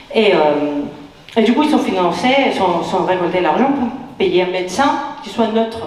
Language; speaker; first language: French; non-native, fluent; Spanish